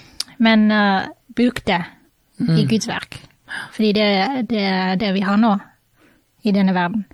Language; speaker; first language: Norwegian; non-native, fluent; English